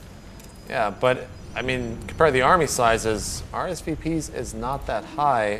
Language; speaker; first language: English; native; English